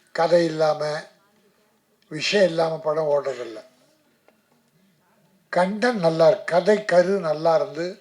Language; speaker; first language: Tamil; native; Tamil